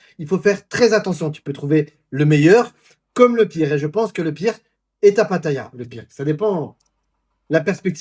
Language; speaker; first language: French; native; French